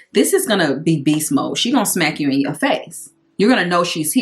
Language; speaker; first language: English; native; English